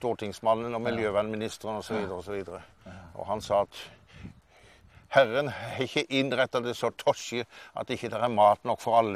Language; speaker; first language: Norwegian; native; Norwegian